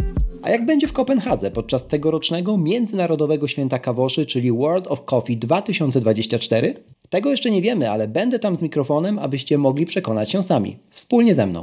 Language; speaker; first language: Polish; native; Polish